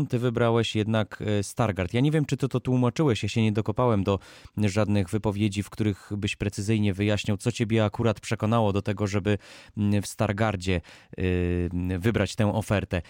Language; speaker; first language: Polish; native; Polish